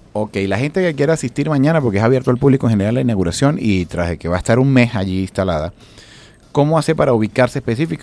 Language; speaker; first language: Spanish; native; Spanish